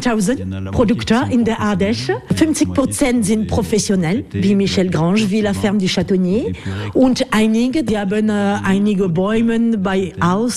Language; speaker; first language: German; non-native, learner; French